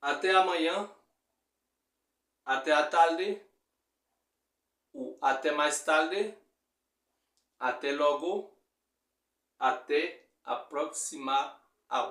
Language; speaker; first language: Portuguese; non-native, fluent; Haitian Creole